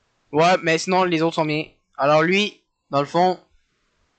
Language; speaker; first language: French; native; French